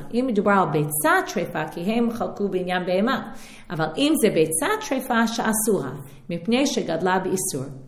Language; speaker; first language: Hebrew; non-native, fluent; English